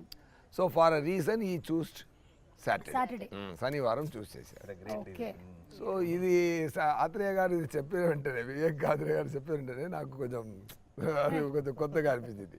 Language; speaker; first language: Telugu; non-native, learner; Tamil